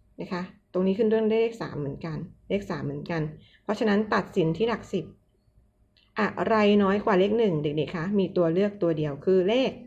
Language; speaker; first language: Thai; native; Thai